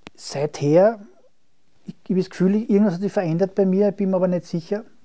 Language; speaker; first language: German; native; German